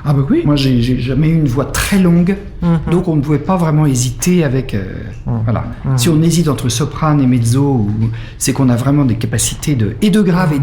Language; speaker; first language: French; native; French